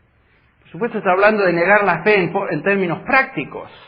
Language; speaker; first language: Spanish; native; Spanish